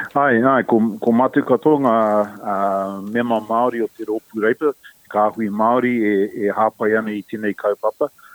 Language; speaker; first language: Māori; non-native, local second language; English